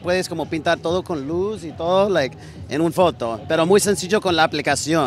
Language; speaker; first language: Spanish; early bilingual, heritage; English